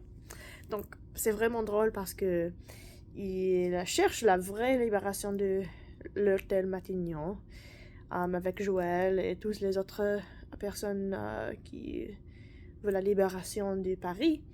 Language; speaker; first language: French; non-native, learner; English